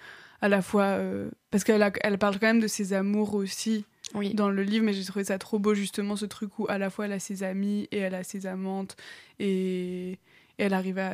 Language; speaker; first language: French; native; French